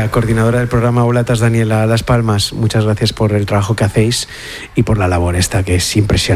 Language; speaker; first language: Spanish; native; Spanish